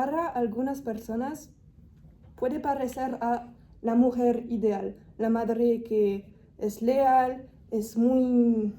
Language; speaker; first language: Spanish; non-native, fluent; French